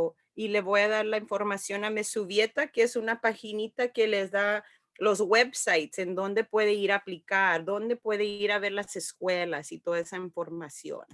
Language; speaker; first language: Spanish; early bilingual, heritage; Spanish